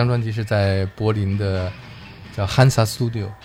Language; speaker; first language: Chinese; native; Chinese